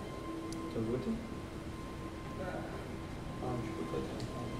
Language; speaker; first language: French; native; French